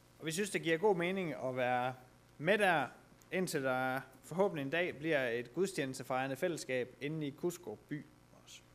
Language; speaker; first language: Danish; native; Danish